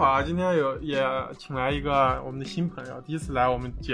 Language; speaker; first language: Chinese; native; Chinese